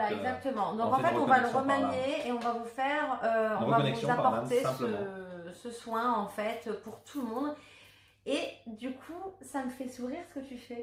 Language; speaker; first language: French; native; French